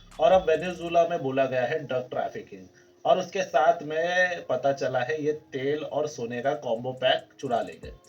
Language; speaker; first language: Hindi; native; Hindi